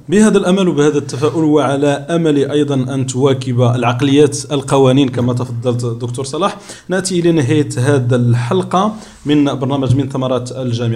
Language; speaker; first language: Arabic; native; Arabic